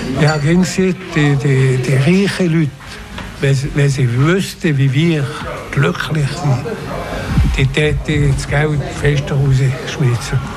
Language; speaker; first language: German; non-native, local second language; French